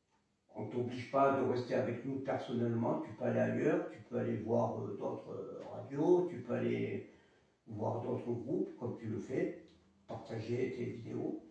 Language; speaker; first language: French; native; French